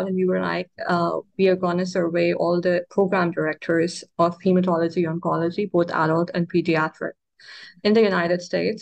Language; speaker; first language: English; non-native, local second language; Urdu